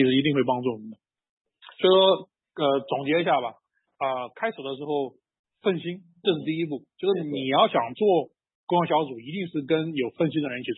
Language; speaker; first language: Chinese; native; Chinese